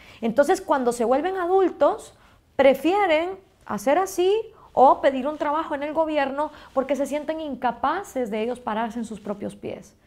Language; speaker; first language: Spanish; native; Spanish